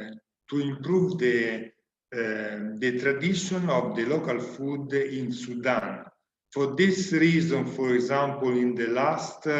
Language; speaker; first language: English; non-native, learner; Italian